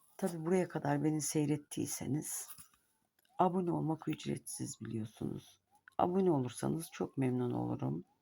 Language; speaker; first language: Turkish; native; Turkish